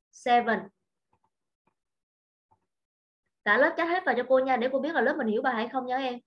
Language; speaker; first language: Vietnamese; native; Vietnamese